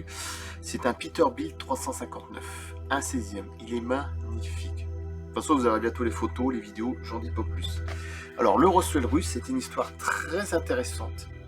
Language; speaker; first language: French; native; French